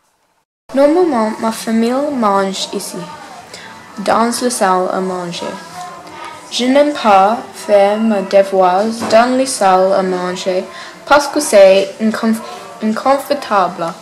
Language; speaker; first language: French; non-native, learner; English